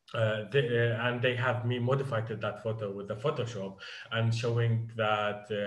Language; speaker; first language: English; non-native, fluent; Arabic